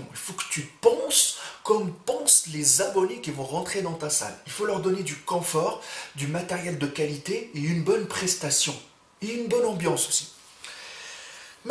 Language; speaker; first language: French; native; French